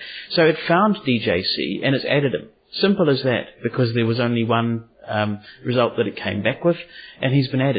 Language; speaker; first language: English; native; English